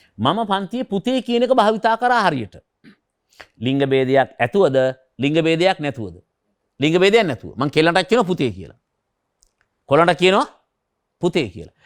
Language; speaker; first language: Sinhala; native; Sinhala